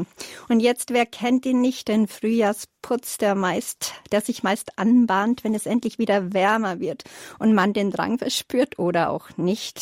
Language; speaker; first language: German; native; German